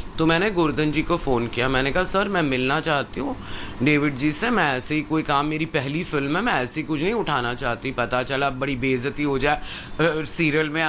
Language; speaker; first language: Hindi; non-native, local second language; Sindhi